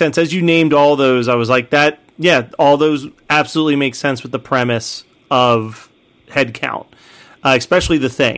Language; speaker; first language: English; native; English